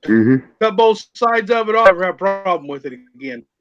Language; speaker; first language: English; native; English